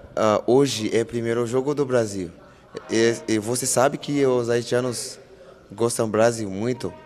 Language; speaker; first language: Portuguese; non-native, fluent; Haitian Creole